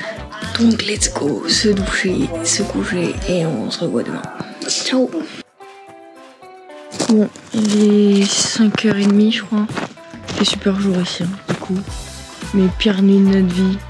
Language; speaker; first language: French; native; French